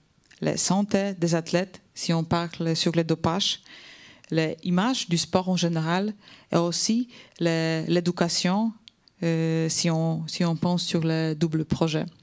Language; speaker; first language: French; non-native, fluent; Polish